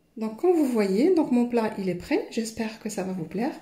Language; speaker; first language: French; non-native, local second language; Arabic